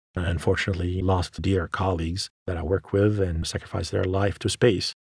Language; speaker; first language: English; non-native, fluent; Arabic